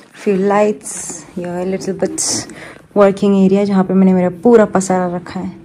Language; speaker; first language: Hindi; non-native, local second language; Marathi